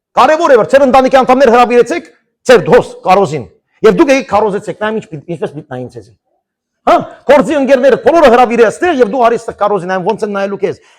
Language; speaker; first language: Armenian; early bilingual, heritage; Armenian